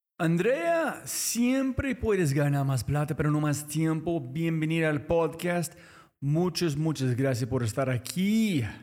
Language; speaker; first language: Spanish; non-native, fluent; English